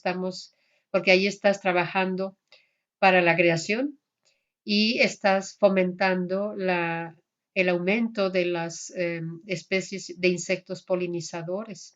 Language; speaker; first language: Spanish; native; Spanish